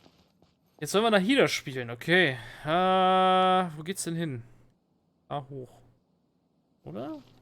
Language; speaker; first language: German; native; German